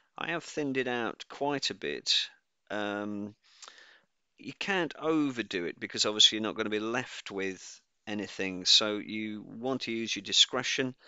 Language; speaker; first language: English; native; English